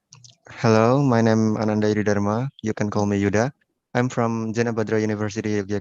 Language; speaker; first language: English; non-native, learner; Indonesian